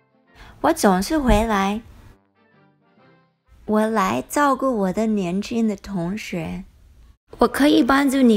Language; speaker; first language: Chinese; non-native, learner; English